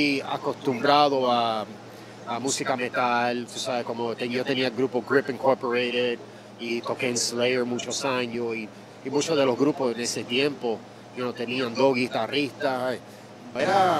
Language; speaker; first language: Spanish; early bilingual, heritage; Spanish